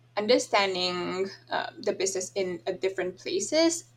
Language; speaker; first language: English; non-native, fluent; Thai